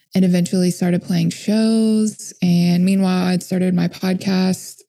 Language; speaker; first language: English; native; English